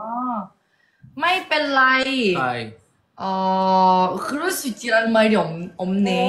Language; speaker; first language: Korean; non-native, fluent; Thai